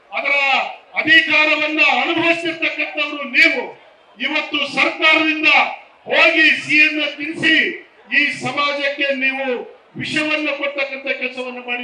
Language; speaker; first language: Kannada; non-native, local second language; Lambadi